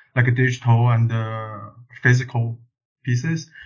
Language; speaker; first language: English; non-native, learner; Chinese